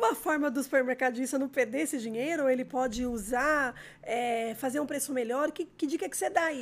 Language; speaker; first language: Portuguese; native; Portuguese